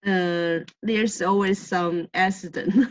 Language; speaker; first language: English; non-native, learner; Chinese